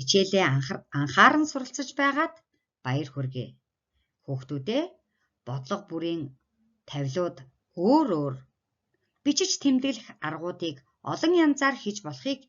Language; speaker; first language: Mongolian; native; Mongolian